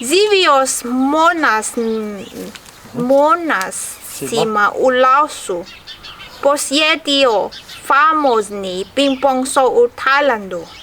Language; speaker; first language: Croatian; non-native, learner; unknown